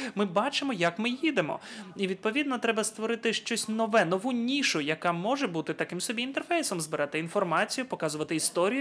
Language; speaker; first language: Ukrainian; non-native, fluent; Dutch